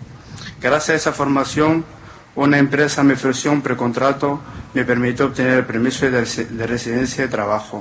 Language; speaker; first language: Spanish; non-native, fluent; Arabic